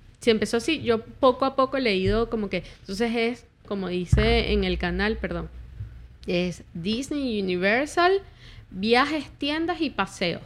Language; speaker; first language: Spanish; native; Spanish